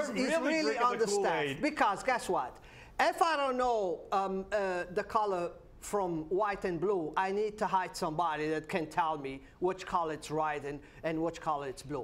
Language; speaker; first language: English; non-native, fluent; Portuguese